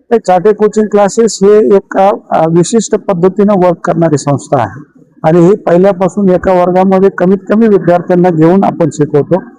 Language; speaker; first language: Marathi; native; Marathi